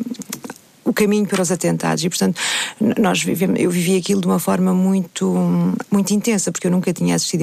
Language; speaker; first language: Portuguese; native; Portuguese